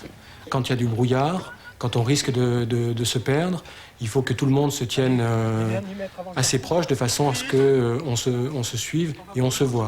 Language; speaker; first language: French; native; French